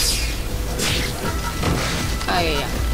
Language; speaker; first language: Japanese; non-native, fluent; Chinese